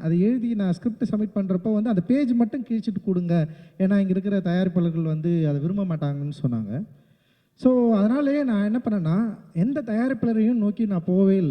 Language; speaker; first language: Tamil; native; Tamil